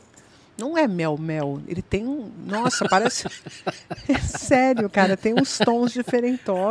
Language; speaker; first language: Portuguese; native; Portuguese